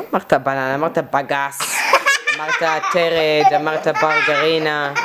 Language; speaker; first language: Hebrew; non-native, fluent; English